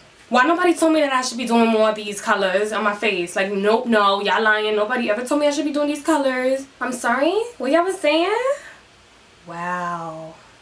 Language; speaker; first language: English; early bilingual, other home language; Spanish